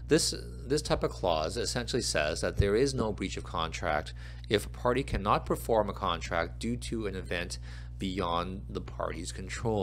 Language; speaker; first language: English; native; English